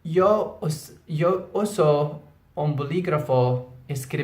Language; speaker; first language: Spanish; non-native, learner; English